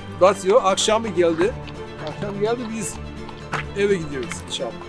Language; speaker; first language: Turkish; non-native, learner; English